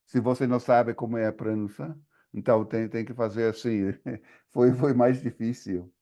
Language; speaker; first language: Portuguese; non-native, fluent; English